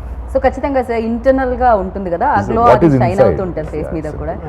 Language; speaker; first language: Telugu; native; Telugu